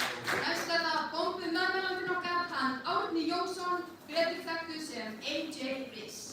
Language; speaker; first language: Icelandic; native; Icelandic